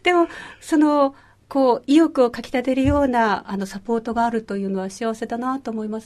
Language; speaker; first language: Japanese; native; Japanese